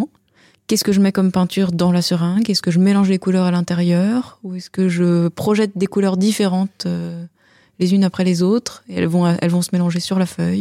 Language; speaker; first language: French; native; French